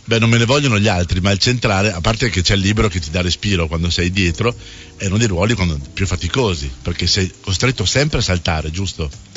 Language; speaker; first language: Italian; native; Italian